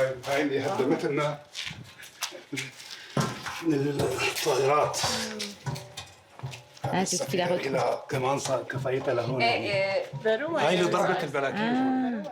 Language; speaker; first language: Arabic; native; Arabic